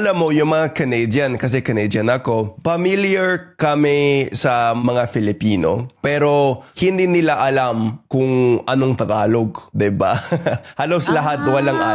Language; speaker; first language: Filipino; non-native, fluent; English